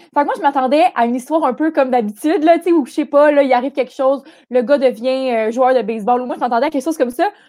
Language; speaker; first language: French; native; French